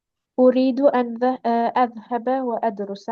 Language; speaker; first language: Arabic; non-native, learner; Albanian